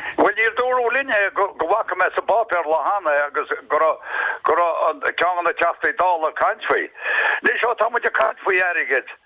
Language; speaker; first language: Irish; native; Irish